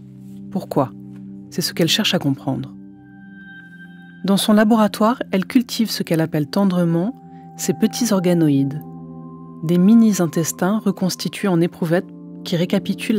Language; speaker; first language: French; native; French